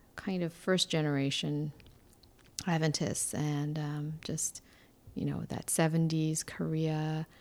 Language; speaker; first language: English; non-native, fluent; Korean